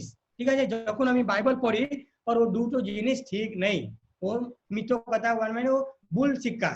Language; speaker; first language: Bangla; non-native, learner; Hindi